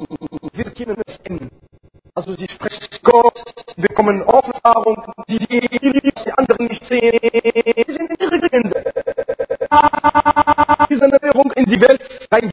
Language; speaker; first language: German; non-native, learner; Arabic